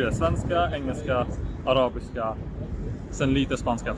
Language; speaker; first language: Swedish; early bilingual, other home language; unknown